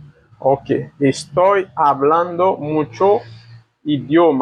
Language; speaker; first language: Spanish; non-native, learner; Haitian Creole